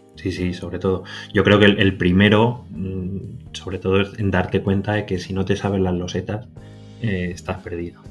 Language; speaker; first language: Spanish; native; Spanish